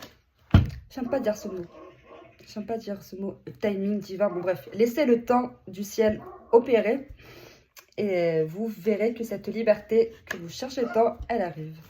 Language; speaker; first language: French; native; French